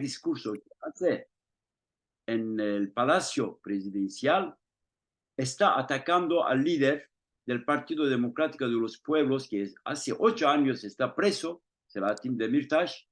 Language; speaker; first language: Spanish; non-native, fluent; Turkish